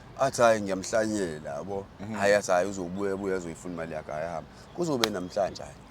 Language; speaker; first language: Zulu; native; Zulu